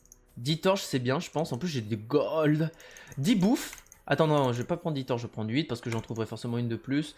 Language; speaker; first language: French; native; French